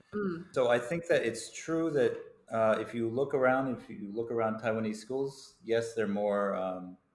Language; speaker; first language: English; native; English